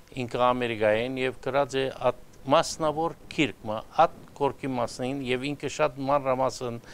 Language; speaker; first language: Armenian; early bilingual, heritage; Armenian